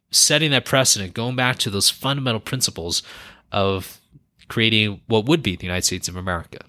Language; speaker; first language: English; native; English